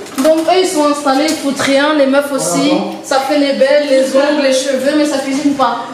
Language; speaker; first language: French; native; French